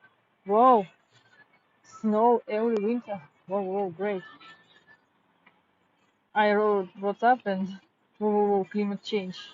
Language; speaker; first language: English; non-native, fluent; Russian